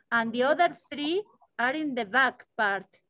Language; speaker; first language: English; non-native, learner; Spanish